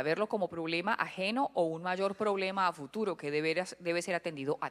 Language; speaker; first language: Spanish; native; Spanish